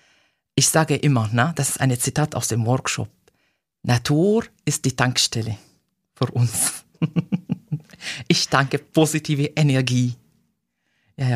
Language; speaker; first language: German; non-native, fluent; Arabic